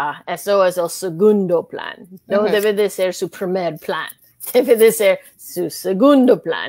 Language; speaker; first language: Spanish; non-native, learner; English